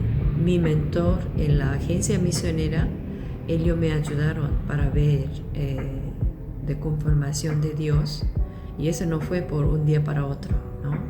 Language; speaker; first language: Spanish; non-native, local second language; Korean